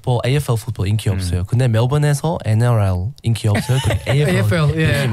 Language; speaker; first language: Korean; non-native, learner; English